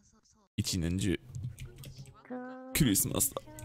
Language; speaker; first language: Japanese; non-native, learner; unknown